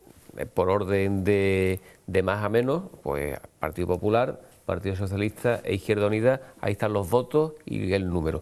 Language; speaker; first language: Spanish; native; Spanish